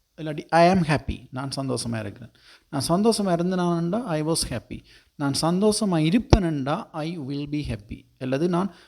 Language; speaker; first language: Tamil; native; Tamil